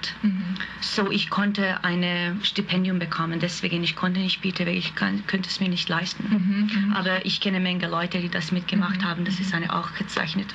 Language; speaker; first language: German; non-native, fluent; Hungarian